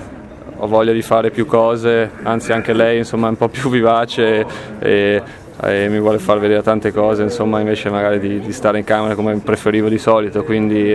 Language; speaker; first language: Italian; non-native, local second language; German